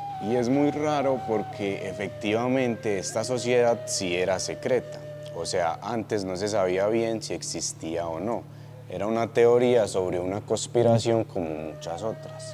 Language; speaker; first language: Spanish; native; Spanish